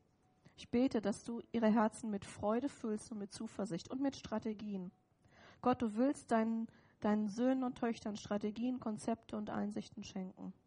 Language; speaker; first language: German; native; German